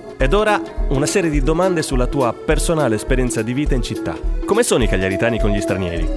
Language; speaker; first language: Italian; native; Italian